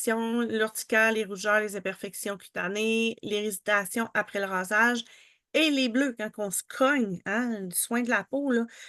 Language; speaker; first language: French; native; French